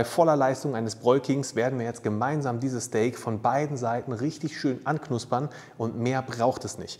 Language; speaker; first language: German; native; German